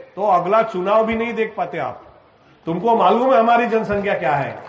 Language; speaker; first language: Hindi; non-native, local second language; Marathi